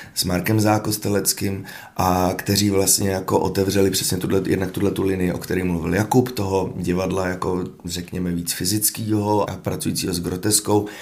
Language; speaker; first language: Czech; native; Czech